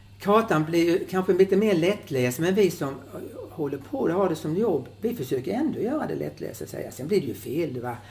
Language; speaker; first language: Swedish; native; Swedish